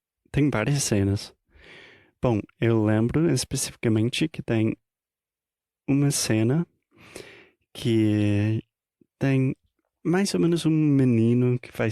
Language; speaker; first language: Portuguese; non-native, fluent; English